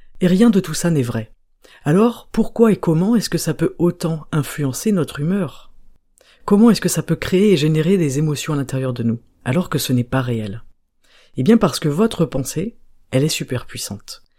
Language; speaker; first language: French; native; French